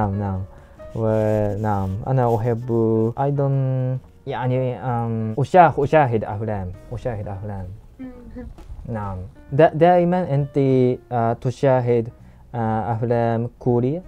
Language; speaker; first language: Arabic; non-native, learner; Japanese